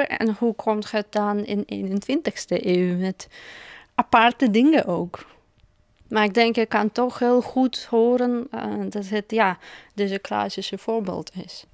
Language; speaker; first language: Dutch; non-native, fluent; Russian